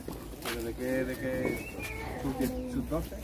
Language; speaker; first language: Spanish; native; Spanish